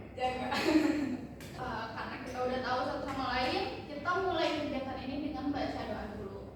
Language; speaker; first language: Indonesian; native; Indonesian